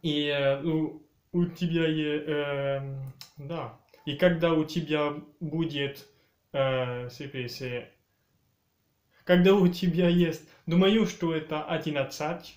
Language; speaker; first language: Russian; early bilingual, heritage; French